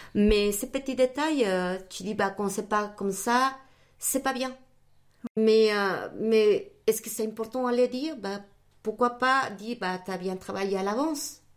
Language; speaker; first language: French; non-native, fluent; Spanish